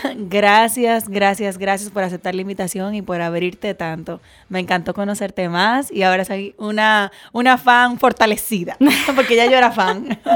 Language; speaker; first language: Spanish; native; Spanish